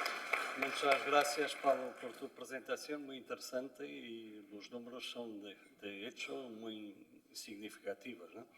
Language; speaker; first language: Spanish; non-native, fluent; Portuguese